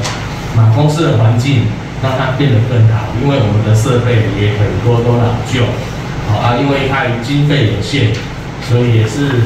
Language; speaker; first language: Chinese; native; Chinese